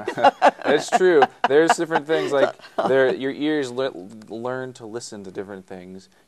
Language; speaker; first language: English; native; English